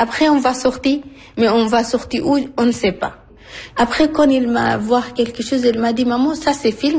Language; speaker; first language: French; non-native, learner; Arabic